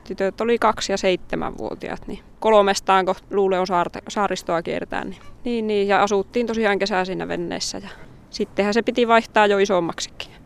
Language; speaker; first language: Finnish; native; Finnish